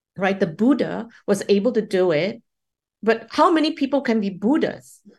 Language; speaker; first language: English; non-native, local second language; Cantonese